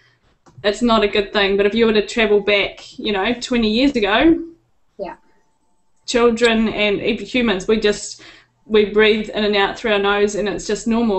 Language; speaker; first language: English; native; English